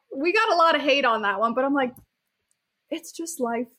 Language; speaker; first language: English; native; English